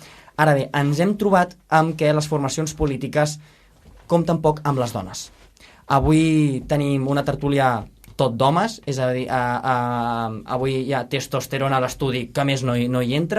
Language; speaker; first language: Catalan; native; Catalan